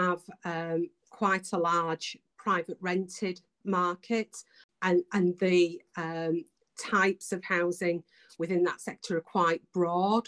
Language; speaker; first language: English; native; English